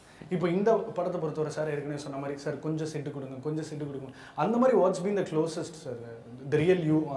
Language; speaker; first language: Tamil; native; Tamil